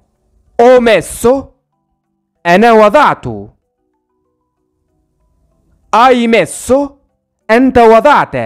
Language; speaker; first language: Italian; non-native, fluent; Arabic